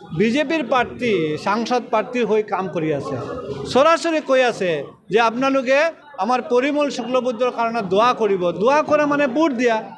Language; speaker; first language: Assamese; non-native, local second language; Bangla